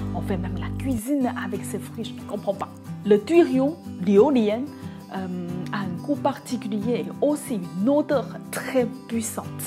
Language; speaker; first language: French; non-native, fluent; Chinese